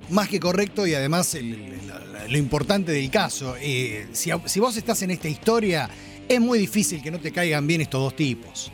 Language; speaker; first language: Spanish; native; Spanish